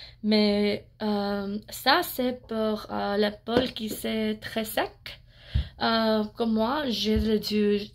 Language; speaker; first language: French; non-native, learner; English